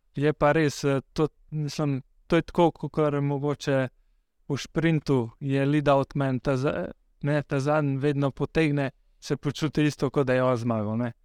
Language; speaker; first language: Slovenian; native; Slovenian